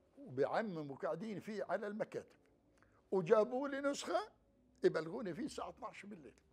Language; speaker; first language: Arabic; native; Arabic